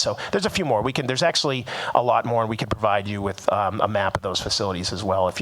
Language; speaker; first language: English; native; English